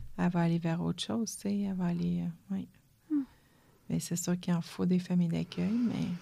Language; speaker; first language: French; native; French